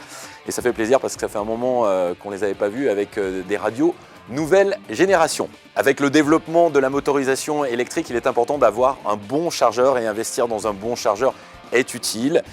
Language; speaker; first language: French; native; French